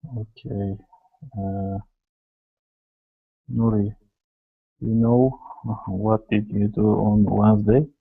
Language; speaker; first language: English; non-native, learner; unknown